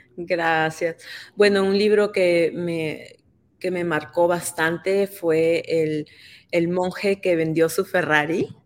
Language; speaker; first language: Spanish; native; Spanish